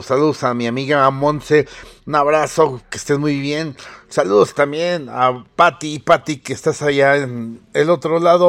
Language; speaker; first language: Spanish; native; Spanish